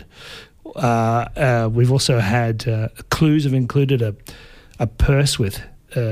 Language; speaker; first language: English; native; English